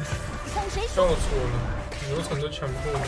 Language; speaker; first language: Chinese; native; Chinese